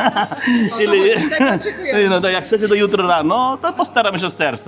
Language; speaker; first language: Polish; non-native, learner; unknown